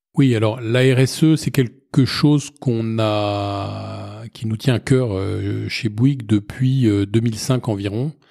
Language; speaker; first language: French; native; French